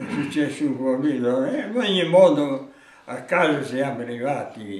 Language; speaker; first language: Italian; non-native, local second language; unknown